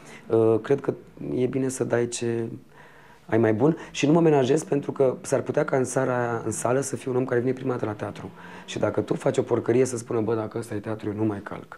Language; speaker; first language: Romanian; native; Romanian